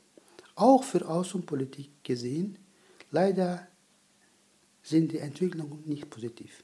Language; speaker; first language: German; non-native, learner; Turkish